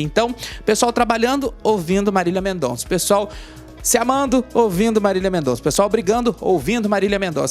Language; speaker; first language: Portuguese; native; Portuguese